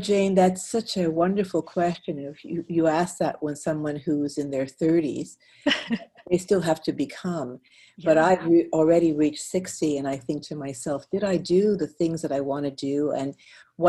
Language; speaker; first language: English; native; English